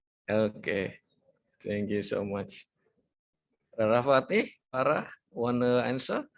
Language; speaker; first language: English; non-native, fluent; Indonesian